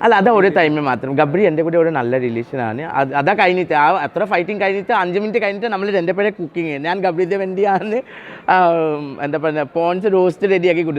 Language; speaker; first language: Malayalam; non-native, fluent; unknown